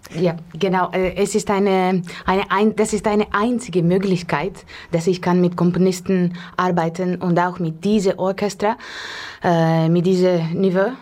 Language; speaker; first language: German; non-native, learner; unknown